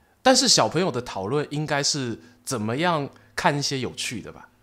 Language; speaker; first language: Chinese; native; Chinese